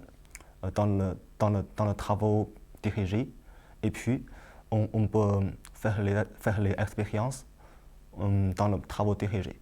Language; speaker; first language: French; non-native, learner; Chinese